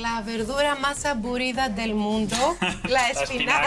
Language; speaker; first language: Spanish; non-native, fluent; Greek